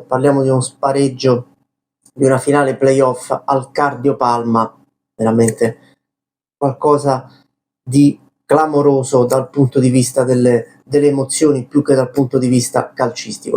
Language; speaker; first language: Italian; native; Italian